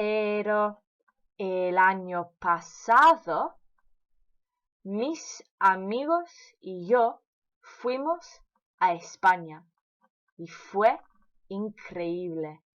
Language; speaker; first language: Spanish; non-native, fluent; English